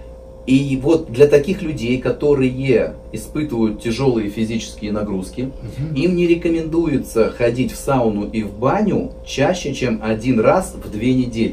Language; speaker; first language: Russian; native; Russian